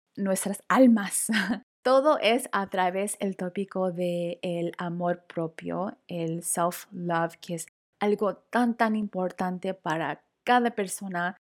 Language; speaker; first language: Spanish; early bilingual, heritage; Spanish